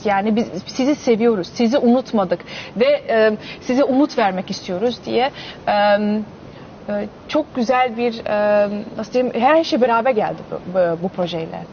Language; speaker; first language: Turkish; early bilingual, heritage; Turkish